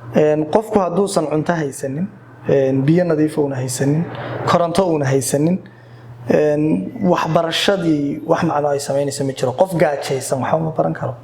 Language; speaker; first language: Somali; native; Somali